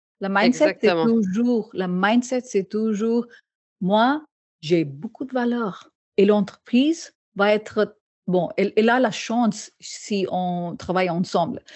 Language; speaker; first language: French; non-native, learner; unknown